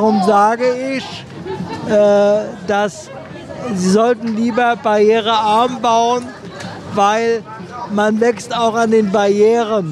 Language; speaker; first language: German; native; German